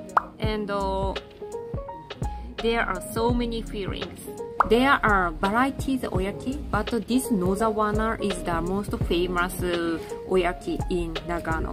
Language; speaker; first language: English; non-native, learner; Japanese